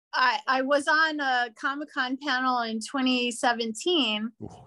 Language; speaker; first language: English; native; English